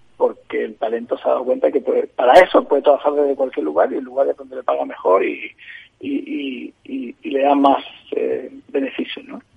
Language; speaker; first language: Spanish; native; Spanish